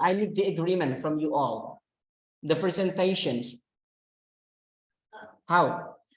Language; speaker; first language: English; non-native, fluent; Indonesian